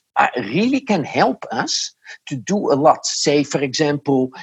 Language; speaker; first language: English; non-native, fluent; Dutch